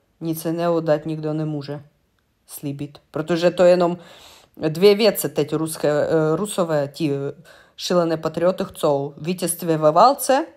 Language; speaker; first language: Czech; non-native, learner; Russian